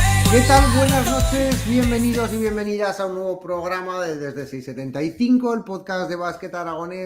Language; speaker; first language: Spanish; native; Spanish